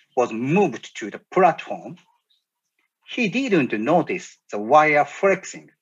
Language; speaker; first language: English; non-native, learner; Japanese